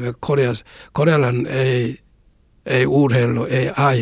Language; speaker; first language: Finnish; non-native, learner; Korean